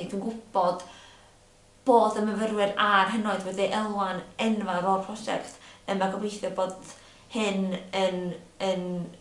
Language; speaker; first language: Welsh; native; Welsh